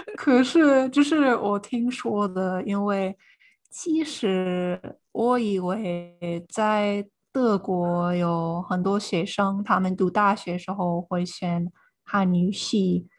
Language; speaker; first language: Chinese; non-native, fluent; English